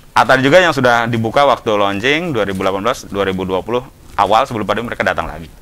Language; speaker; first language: Indonesian; native; Indonesian